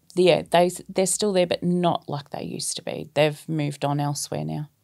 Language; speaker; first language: English; native; English